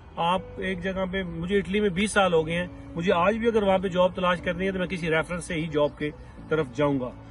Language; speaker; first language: Urdu; native; Urdu